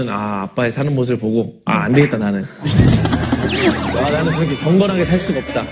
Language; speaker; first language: Korean; native; Korean